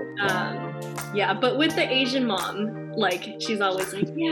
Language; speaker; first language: English; non-native, fluent; Chinese